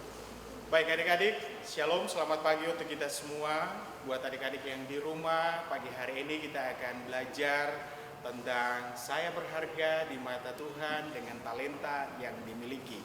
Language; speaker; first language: Indonesian; native; Indonesian